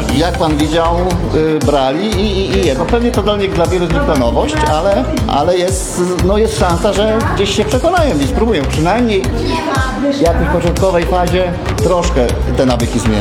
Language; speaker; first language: Polish; native; Polish